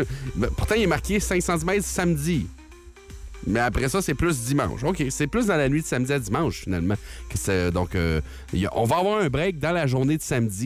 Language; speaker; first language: French; native; French